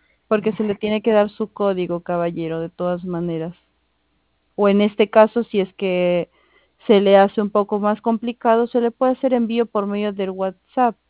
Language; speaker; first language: Spanish; native; Spanish